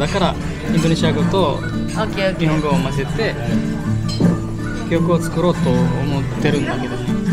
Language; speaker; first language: Japanese; non-native, fluent; Indonesian